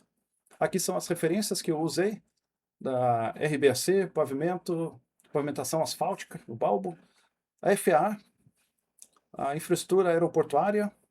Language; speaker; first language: Portuguese; native; Portuguese